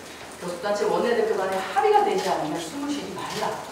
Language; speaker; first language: Korean; native; Korean